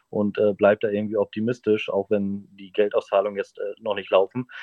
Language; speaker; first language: German; native; German